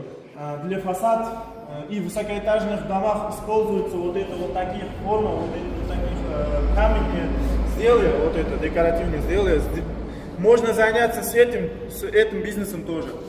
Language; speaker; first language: Russian; non-native, learner; Uzbek